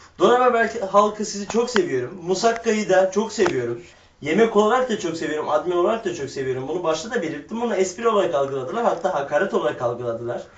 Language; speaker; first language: Turkish; early bilingual, heritage; Turkish